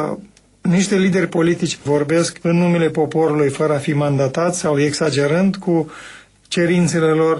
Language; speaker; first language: Romanian; native; Romanian